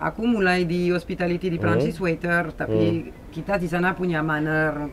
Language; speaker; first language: Indonesian; non-native, fluent; French